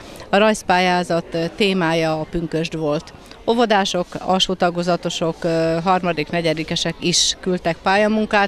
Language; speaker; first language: Hungarian; native; Hungarian